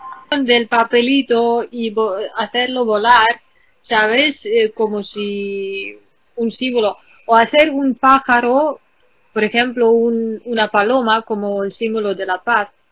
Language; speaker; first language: Spanish; non-native, fluent; Ukrainian